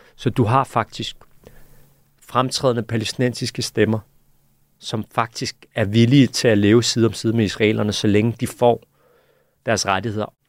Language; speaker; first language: Danish; early bilingual, other home language; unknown